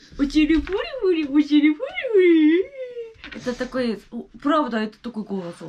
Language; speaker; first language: Russian; non-native, learner; Japanese